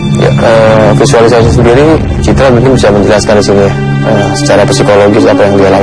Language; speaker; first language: Indonesian; native; Indonesian